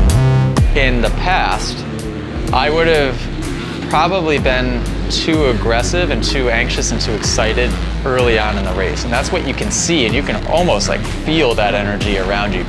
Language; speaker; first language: English; native; English